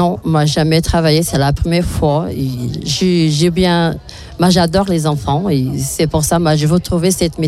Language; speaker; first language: French; non-native, learner; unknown